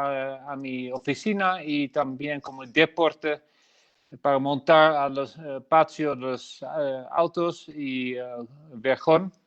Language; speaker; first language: Spanish; non-native, learner; Dutch